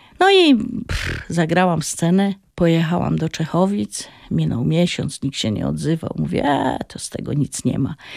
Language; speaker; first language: Polish; native; Polish